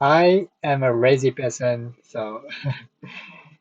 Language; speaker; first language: English; non-native, learner; Japanese